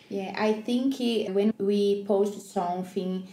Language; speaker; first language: English; non-native, learner; Portuguese